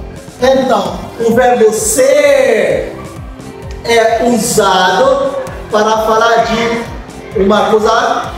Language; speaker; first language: Portuguese; non-native, fluent; Haitian Creole